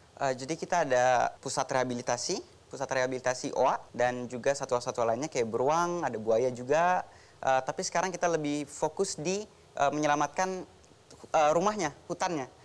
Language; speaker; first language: Indonesian; native; Indonesian